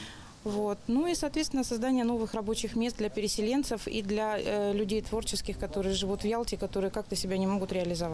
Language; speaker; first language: Russian; native; Russian